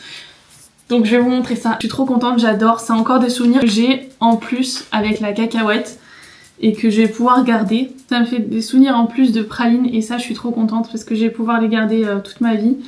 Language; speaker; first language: French; native; French